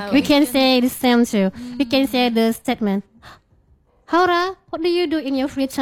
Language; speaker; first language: English; non-native, fluent; Indonesian